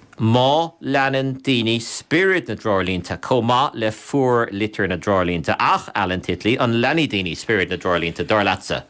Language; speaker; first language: Irish; native; Irish